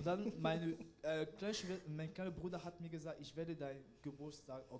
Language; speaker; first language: German; non-native, learner; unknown